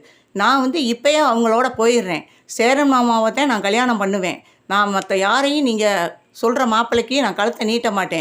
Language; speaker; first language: Tamil; native; Tamil